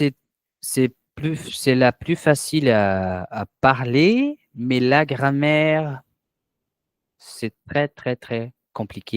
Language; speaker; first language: French; non-native, learner; Portuguese